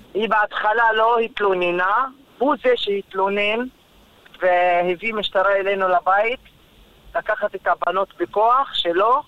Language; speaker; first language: Hebrew; non-native, local second language; Arabic